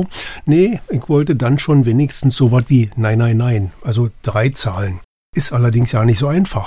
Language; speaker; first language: German; native; German